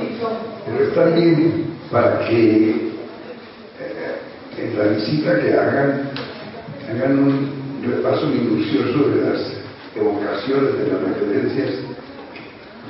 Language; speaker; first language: Spanish; native; Spanish